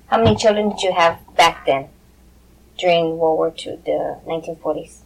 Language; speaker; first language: English; early bilingual, other home language; Spanish